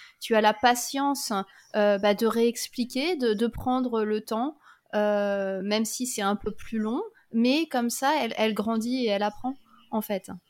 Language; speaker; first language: French; native; French